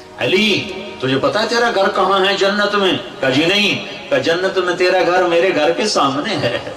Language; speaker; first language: Urdu; non-native, local second language; Punjabi